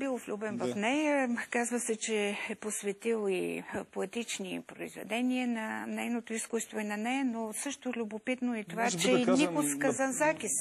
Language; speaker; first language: Bulgarian; native; Bulgarian